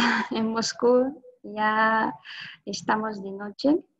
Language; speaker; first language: Spanish; non-native, fluent; Russian